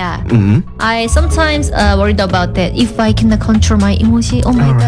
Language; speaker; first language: English; non-native, learner; Indonesian